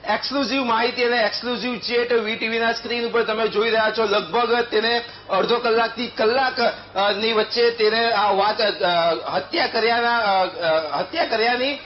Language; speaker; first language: Gujarati; native; Gujarati